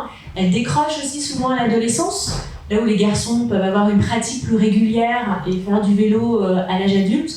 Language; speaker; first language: French; native; French